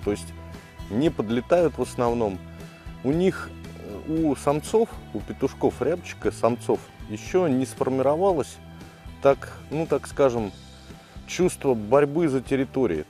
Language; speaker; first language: Russian; native; Russian